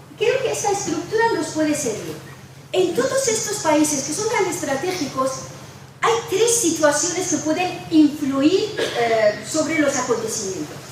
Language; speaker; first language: Spanish; non-native, fluent; Persian